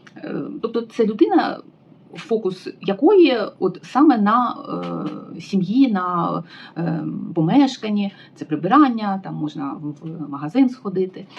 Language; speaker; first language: Ukrainian; native; Ukrainian